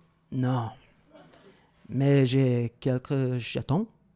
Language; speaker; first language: French; non-native, learner; English